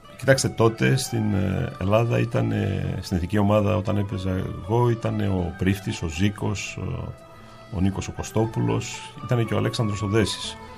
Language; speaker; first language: Greek; native; Greek